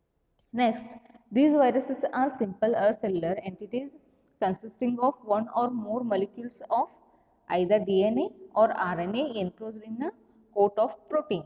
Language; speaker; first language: English; non-native, local second language; Kannada